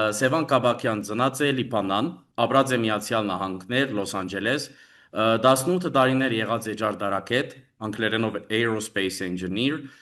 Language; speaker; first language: Armenian; early bilingual, heritage; Armenian